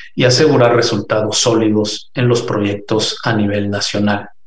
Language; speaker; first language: Spanish; native; Spanish